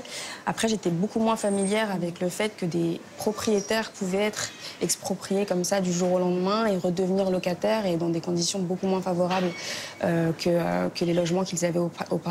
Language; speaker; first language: French; native; French